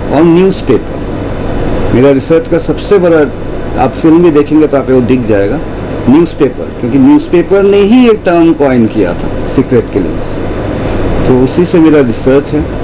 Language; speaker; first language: Hindi; non-native, local second language; Assamese